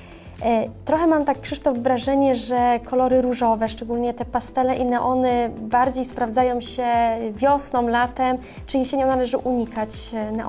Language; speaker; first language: Polish; native; Polish